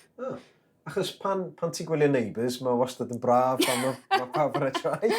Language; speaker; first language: Welsh; native; Welsh